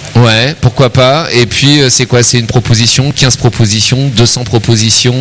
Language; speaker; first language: French; native; French